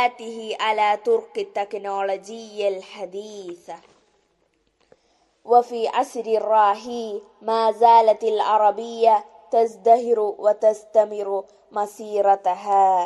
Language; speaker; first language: Arabic; non-native, learner; Malayalam